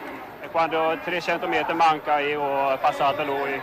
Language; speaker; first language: Italian; non-native, learner; Swedish